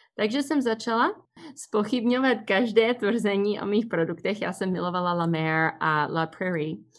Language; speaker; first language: Czech; early bilingual, heritage; Czech